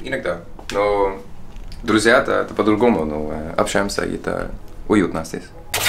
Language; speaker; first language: Russian; non-native, learner; Dutch